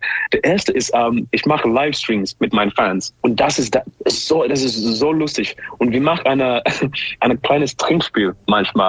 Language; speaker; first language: German; non-native, learner; English